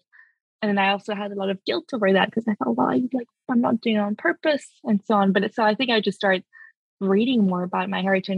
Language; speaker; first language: English; early bilingual, other home language; French